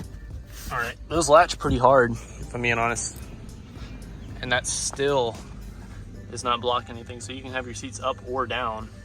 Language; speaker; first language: English; native; English